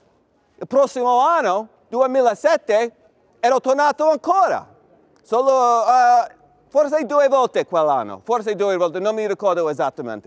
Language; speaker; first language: Italian; non-native, learner; English